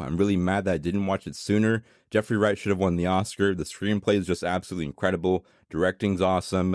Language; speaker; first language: English; native; English